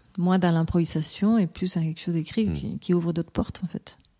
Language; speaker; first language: French; non-native, fluent; Spanish